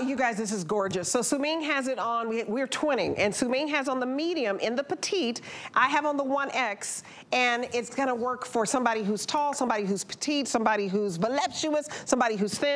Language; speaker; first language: English; native; English